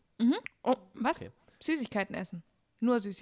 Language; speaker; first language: German; native; German